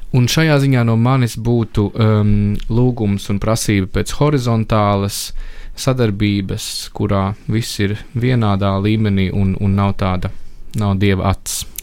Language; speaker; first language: Latvian; native; Latvian